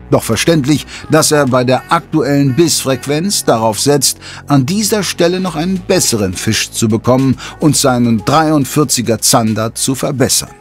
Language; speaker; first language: German; native; German